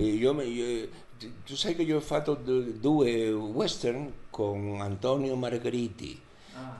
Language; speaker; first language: Italian; non-native, learner; Spanish